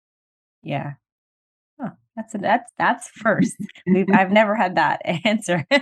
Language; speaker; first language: English; native; English